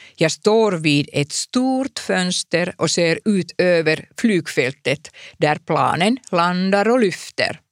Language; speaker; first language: Swedish; non-native, local second language; Finnish